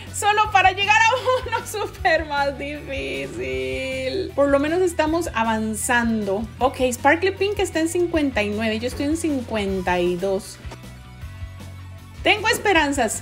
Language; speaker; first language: Spanish; native; Spanish